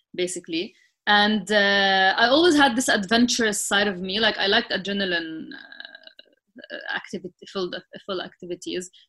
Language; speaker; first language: English; non-native, fluent; Arabic